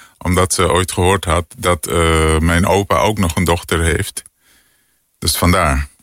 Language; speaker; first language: Dutch; native; Dutch